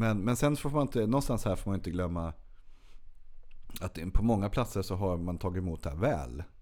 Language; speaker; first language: Swedish; native; Swedish